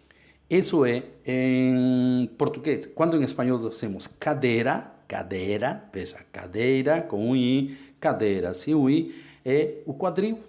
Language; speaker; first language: Portuguese; non-native, fluent; Spanish